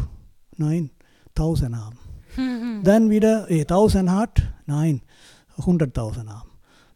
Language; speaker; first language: German; non-native, learner; Tamil